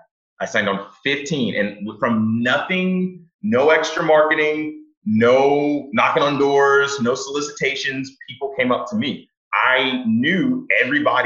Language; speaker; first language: English; native; English